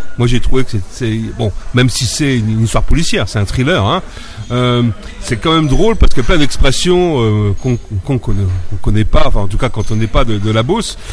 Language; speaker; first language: French; native; French